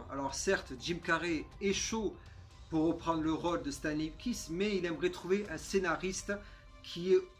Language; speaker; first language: French; native; French